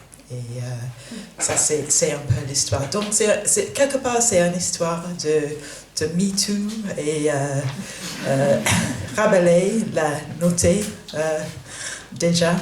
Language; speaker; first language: French; non-native, fluent; English